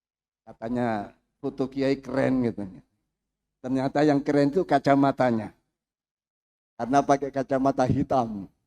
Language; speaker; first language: Indonesian; native; Indonesian